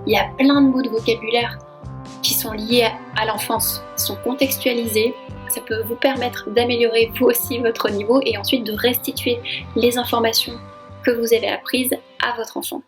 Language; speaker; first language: French; native; French